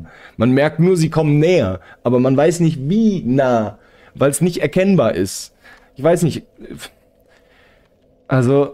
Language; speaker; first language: German; native; German